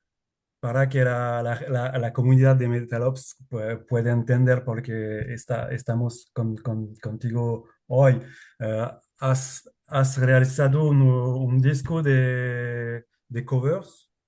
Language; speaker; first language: Spanish; non-native, learner; French